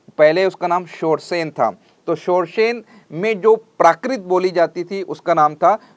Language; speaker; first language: Urdu; native; Urdu